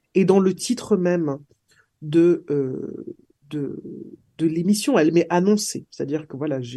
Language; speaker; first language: French; native; French